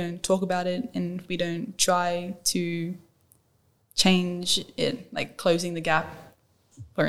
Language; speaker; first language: English; non-native, local second language; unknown